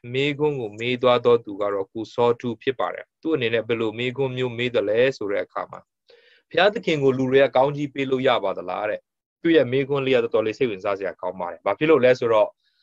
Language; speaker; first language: Burmese; non-native, local second language; Tedim Chin